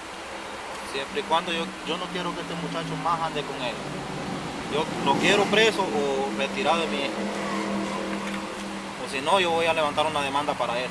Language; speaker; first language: Spanish; native; Spanish